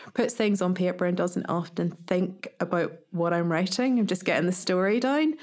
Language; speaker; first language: English; native; English